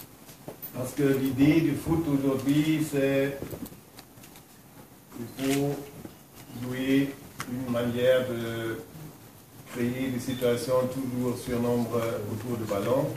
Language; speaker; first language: French; non-native, fluent; German